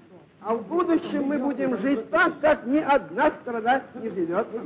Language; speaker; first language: Russian; native; Russian